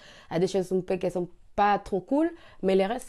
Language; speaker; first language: French; non-native, learner; Spanish